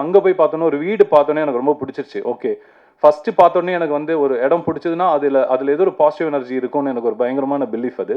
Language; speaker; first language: Tamil; native; Tamil